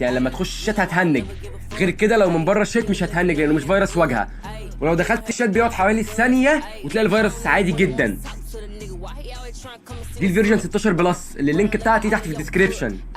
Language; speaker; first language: Arabic; native; Arabic